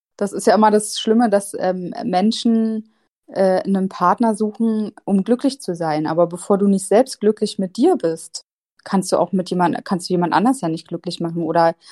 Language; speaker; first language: German; native; German